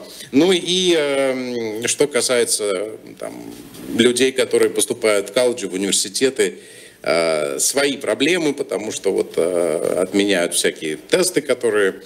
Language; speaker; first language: Russian; native; Russian